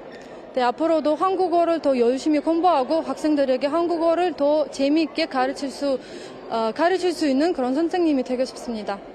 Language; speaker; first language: Korean; non-native, fluent; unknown